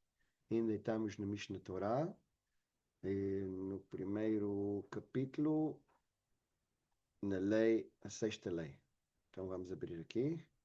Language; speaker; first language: Portuguese; non-native, fluent; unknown